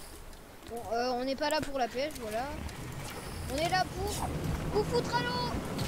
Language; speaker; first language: French; native; French